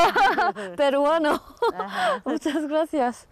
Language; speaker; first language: Spanish; non-native, learner; Korean